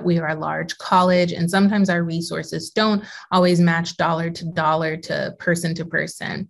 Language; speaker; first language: English; native; English